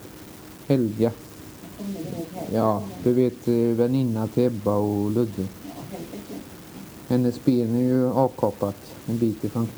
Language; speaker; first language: Swedish; native; Swedish